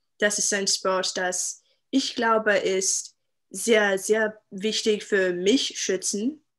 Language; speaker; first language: German; non-native, learner; English